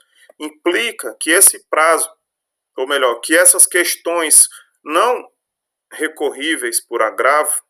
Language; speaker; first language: Portuguese; native; Portuguese